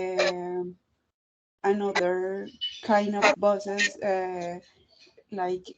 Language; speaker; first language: English; non-native, learner; Spanish